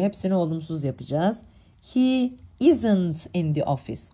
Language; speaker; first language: English; non-native, fluent; Turkish